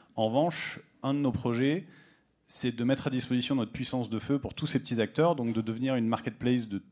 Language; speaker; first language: French; native; French